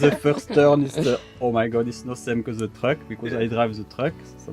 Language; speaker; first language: English; non-native, learner; French